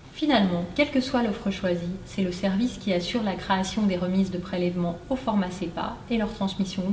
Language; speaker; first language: French; native; French